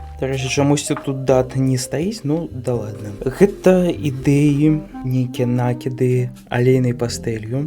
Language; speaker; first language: Belarusian; non-native, local second language; Russian